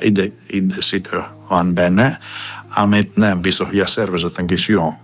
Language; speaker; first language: Hungarian; non-native, fluent; Greek